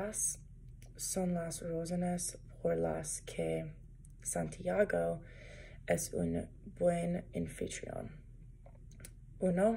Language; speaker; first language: Spanish; non-native, learner; English